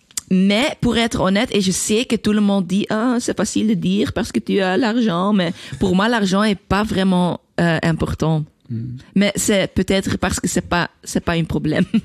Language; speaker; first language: French; non-native, learner; Dutch